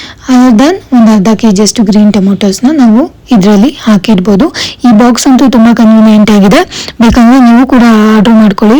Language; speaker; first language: Kannada; native; Kannada